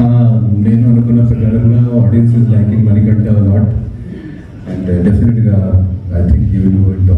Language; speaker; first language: Telugu; non-native, fluent; Hindi